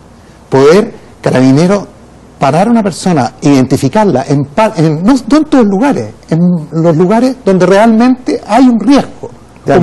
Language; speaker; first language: Spanish; native; Spanish